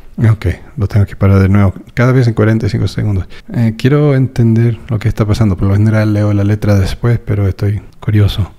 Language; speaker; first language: Spanish; non-native, fluent; English